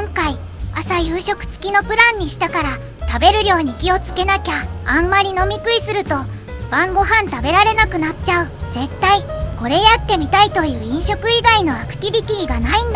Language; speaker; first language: Japanese; native; Japanese